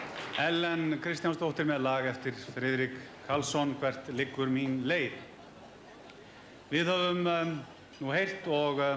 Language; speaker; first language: Icelandic; native; Icelandic